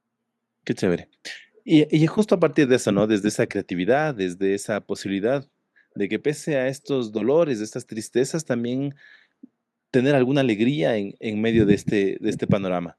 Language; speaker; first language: Spanish; native; Spanish